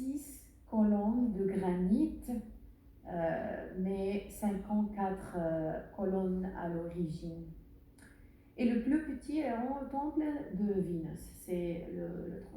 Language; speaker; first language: French; non-native, learner; Arabic